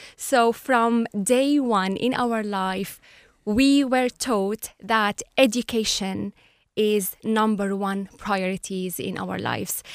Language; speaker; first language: English; non-native, fluent; Arabic